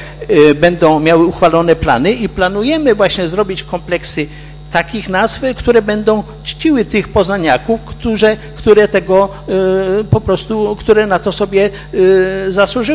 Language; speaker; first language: Polish; native; Polish